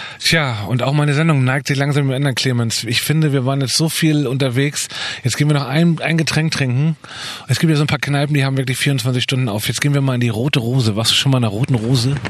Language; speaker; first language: German; native; German